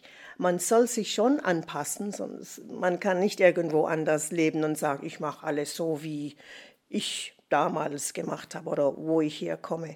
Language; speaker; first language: German; non-native, fluent; English